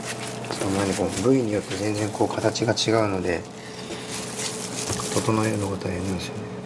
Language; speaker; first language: Japanese; native; Japanese